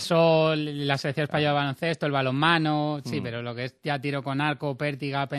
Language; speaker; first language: Spanish; native; Spanish